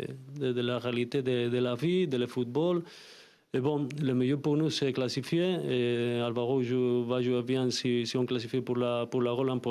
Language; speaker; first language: French; non-native, fluent; Spanish